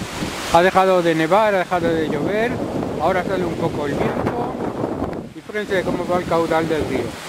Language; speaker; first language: Spanish; native; Spanish